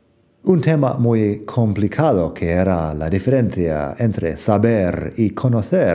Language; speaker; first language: Spanish; non-native, fluent; English